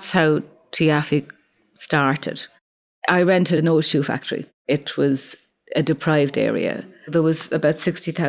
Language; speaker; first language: English; native; English